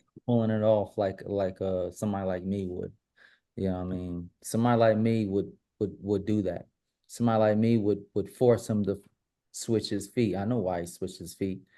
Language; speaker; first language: English; native; English